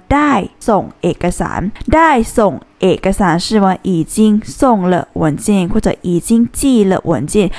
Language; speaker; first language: Chinese; non-native, fluent; Thai